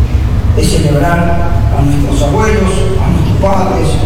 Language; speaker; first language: Spanish; native; Spanish